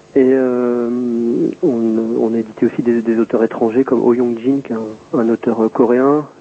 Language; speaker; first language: French; native; French